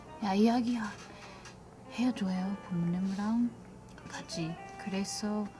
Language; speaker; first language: Korean; non-native, learner; English